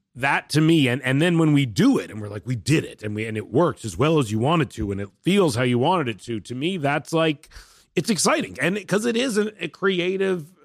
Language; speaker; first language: English; native; English